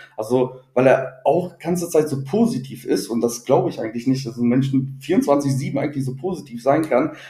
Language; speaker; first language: German; native; German